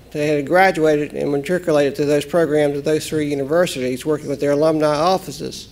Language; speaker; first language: English; native; English